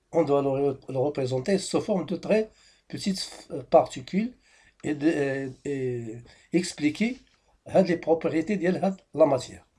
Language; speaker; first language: French; non-native, local second language; Arabic